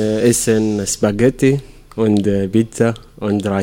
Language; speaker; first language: German; non-native, learner; Arabic